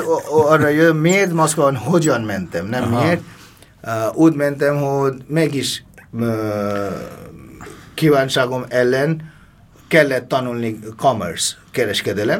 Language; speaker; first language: Hungarian; non-native, fluent; Bangla